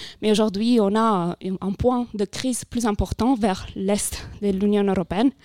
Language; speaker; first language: French; non-native, fluent; Italian